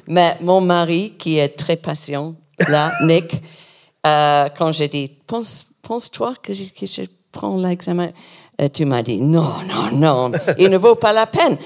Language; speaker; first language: French; non-native, learner; English